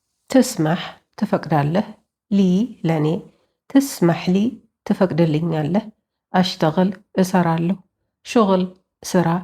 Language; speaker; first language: Arabic; non-native, fluent; Amharic